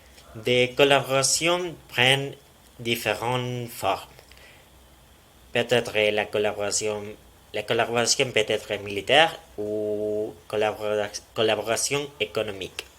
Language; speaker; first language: French; non-native, learner; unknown